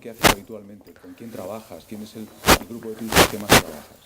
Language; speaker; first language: Spanish; native; Spanish